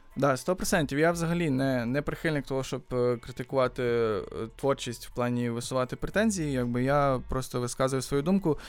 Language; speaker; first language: Ukrainian; native; Ukrainian